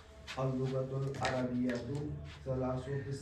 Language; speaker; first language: Arabic; non-native, learner; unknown